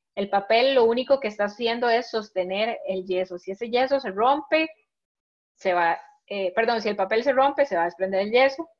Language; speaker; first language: Spanish; native; Spanish